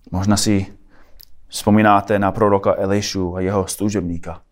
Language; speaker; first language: Czech; non-native, fluent; English